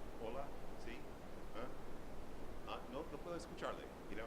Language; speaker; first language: Spanish; non-native, learner; English